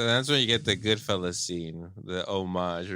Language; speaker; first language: English; native; English